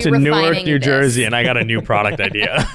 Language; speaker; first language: English; native; English